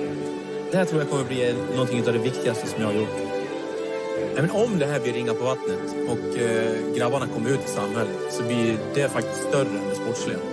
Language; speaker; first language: Swedish; native; Swedish